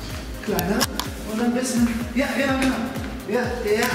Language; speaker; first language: German; non-native, learner; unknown